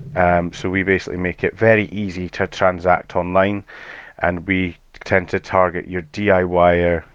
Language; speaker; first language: English; native; English